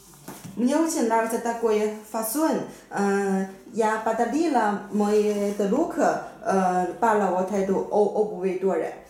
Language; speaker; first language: Russian; non-native, learner; Chinese